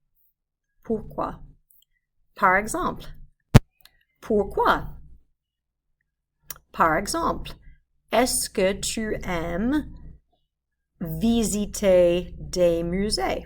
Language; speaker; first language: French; non-native, fluent; English